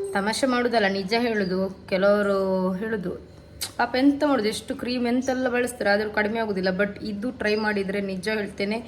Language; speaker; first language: Kannada; native; Kannada